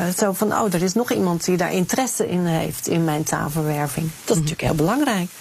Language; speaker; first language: Dutch; native; Dutch